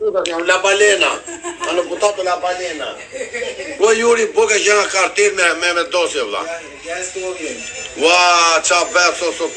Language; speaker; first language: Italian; non-native, learner; Albanian